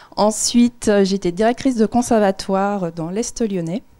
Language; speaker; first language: French; native; French